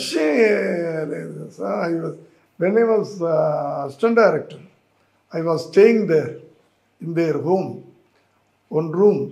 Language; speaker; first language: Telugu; non-native, learner; Tamil